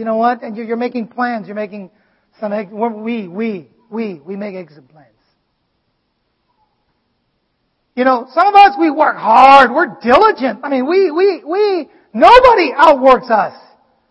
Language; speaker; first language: English; non-native, fluent; Vietnamese